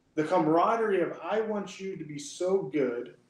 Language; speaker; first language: English; native; English